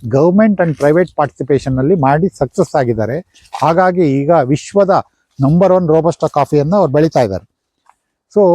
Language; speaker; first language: Kannada; native; Kannada